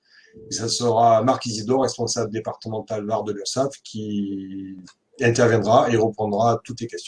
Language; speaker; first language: French; native; French